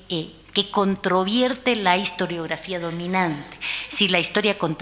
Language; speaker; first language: Spanish; native; Spanish